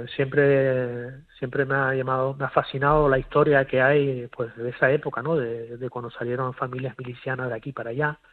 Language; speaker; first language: Spanish; native; Spanish